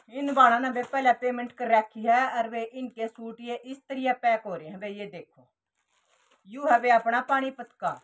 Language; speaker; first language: Hindi; native; Hindi